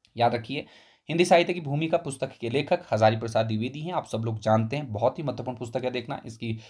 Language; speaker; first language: Hindi; native; Hindi